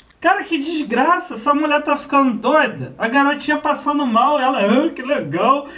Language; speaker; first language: Portuguese; native; Portuguese